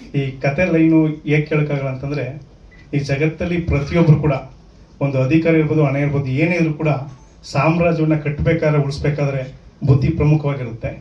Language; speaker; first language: Kannada; native; Kannada